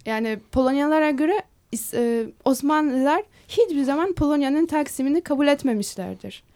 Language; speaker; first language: Turkish; non-native, fluent; Polish